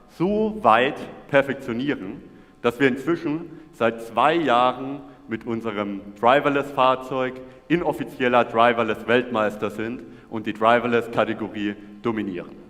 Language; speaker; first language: German; native; German